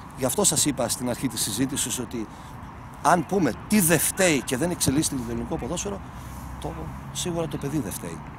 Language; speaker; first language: Greek; native; Greek